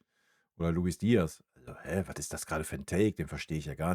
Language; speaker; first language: German; native; German